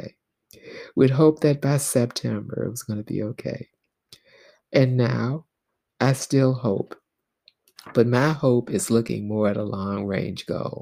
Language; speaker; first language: English; native; English